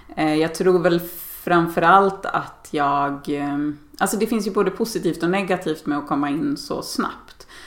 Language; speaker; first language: Swedish; native; Swedish